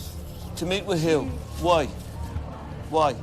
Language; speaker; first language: English; native; English